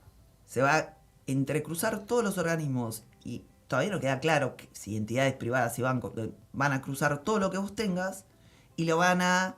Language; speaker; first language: Spanish; native; Spanish